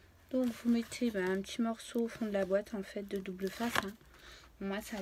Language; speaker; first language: French; native; French